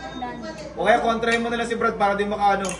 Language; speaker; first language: Filipino; native; Filipino